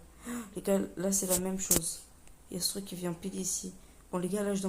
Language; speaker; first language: French; native; French